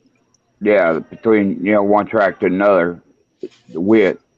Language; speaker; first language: English; native; English